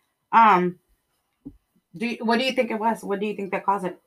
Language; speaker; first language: English; early bilingual, other home language; Spanish